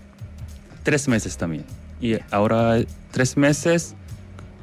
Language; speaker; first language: Spanish; non-native, learner; Korean